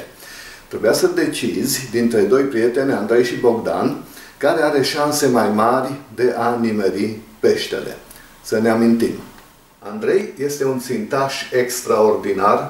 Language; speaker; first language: Romanian; native; Romanian